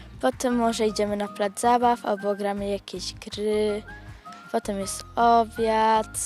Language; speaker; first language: Polish; early bilingual, heritage; Polish